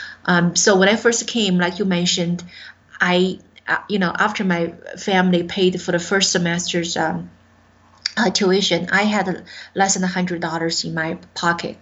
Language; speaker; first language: English; non-native, fluent; Chinese